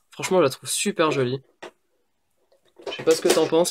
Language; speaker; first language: French; native; French